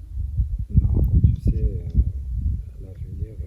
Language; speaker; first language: French; non-native, local second language; Arabic